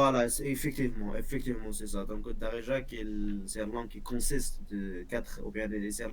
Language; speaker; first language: French; non-native, local second language; Berber languages